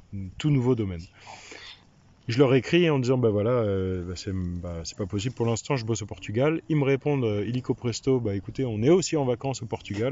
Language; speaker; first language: French; native; French